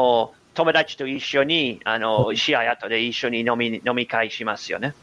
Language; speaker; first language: Japanese; non-native, learner; English